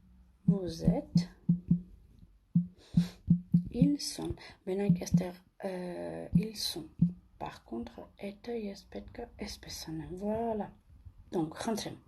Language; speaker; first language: French; non-native, fluent; Armenian